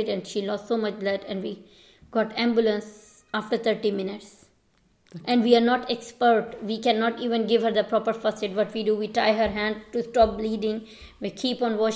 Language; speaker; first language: English; non-native, local second language; Urdu